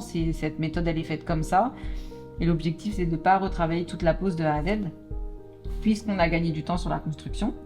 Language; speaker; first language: French; native; French